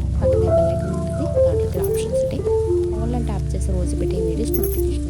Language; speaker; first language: Telugu; native; Telugu